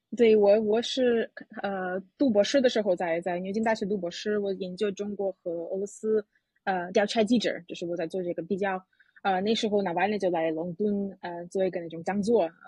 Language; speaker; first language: Chinese; non-native, fluent; Russian